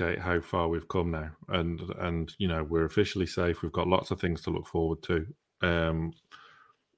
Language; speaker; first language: English; native; English